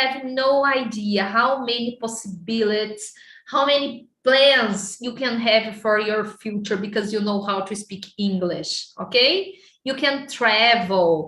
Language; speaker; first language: English; non-native, fluent; Portuguese